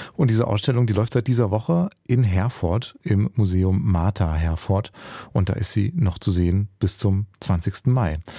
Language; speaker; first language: German; early bilingual, other home language; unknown